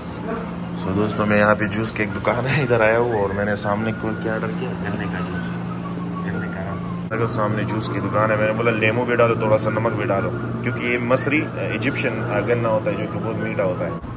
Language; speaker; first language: Hindi; native; Hindi